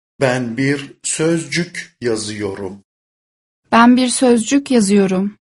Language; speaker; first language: Turkish; non-native, fluent; Persian